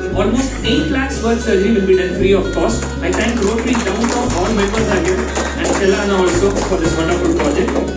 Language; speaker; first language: English; non-native, local second language; Tamil